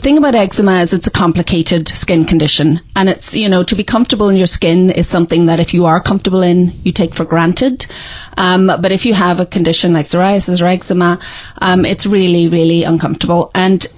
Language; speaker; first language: English; native; English